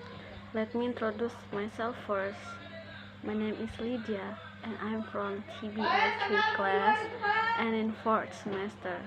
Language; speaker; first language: English; non-native, learner; Indonesian